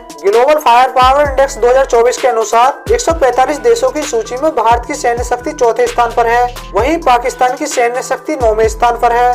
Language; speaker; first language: Hindi; native; Hindi